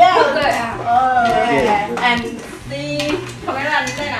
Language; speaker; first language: English; non-native, learner; Thai